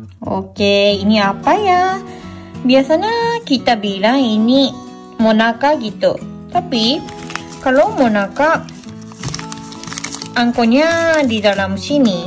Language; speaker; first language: Indonesian; non-native, fluent; Japanese